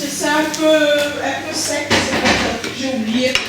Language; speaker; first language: French; non-native, local second language; Malagasy